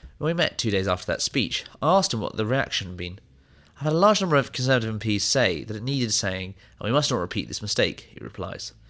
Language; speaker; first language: English; native; English